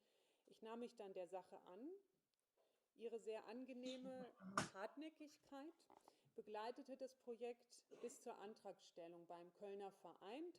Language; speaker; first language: German; native; German